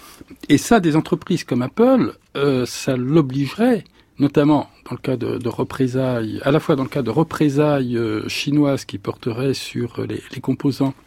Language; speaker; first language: French; native; French